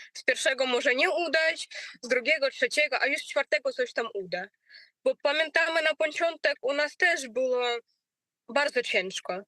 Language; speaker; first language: Polish; non-native, learner; Ukrainian